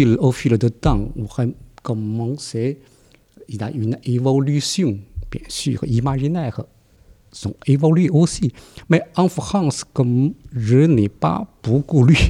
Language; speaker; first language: French; non-native, fluent; Chinese